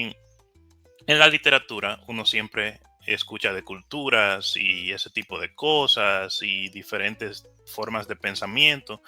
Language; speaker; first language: Spanish; native; Spanish